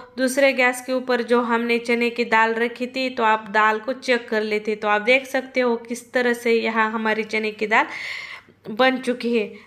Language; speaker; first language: Hindi; non-native, local second language; Marathi